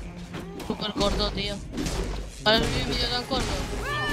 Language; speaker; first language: Spanish; native; Spanish